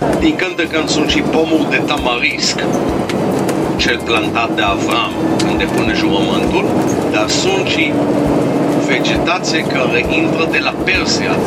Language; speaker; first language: Romanian; early bilingual, heritage; Hebrew